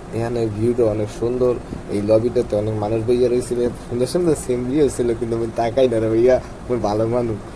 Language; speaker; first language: Bangla; native; Bangla